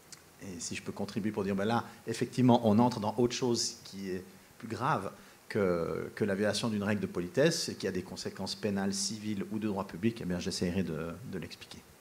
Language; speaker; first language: French; native; French